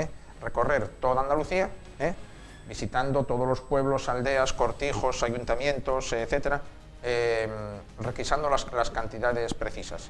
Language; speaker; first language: Spanish; native; Spanish